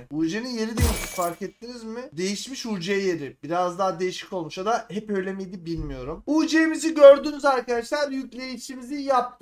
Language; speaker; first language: Turkish; native; Turkish